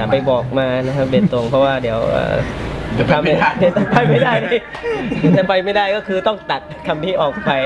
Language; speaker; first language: Thai; native; Thai